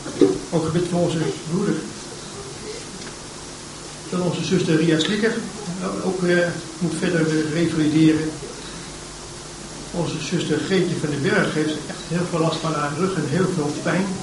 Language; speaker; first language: Dutch; native; Dutch